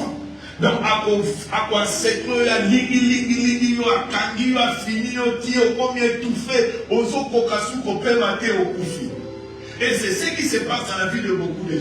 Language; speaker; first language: French; non-native, local second language; Lingala